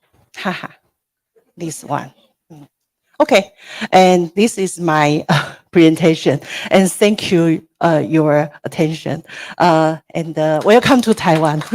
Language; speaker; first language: English; non-native, learner; Chinese